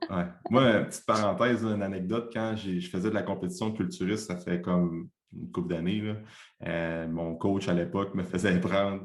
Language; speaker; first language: French; native; French